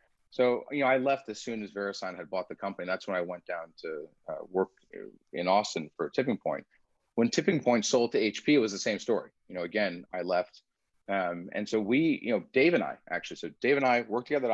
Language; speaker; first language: English; early bilingual, other home language; Persian